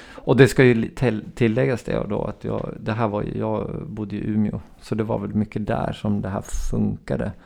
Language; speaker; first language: Swedish; native; Swedish